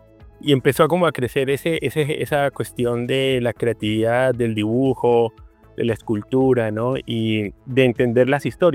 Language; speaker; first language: Spanish; native; Spanish